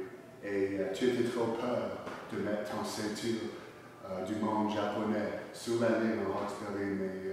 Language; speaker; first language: French; non-native, learner; English